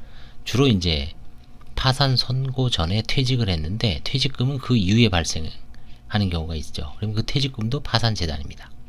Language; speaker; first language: Korean; native; Korean